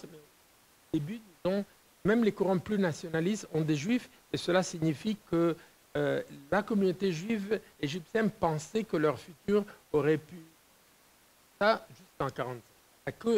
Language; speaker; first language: French; non-native, fluent; Italian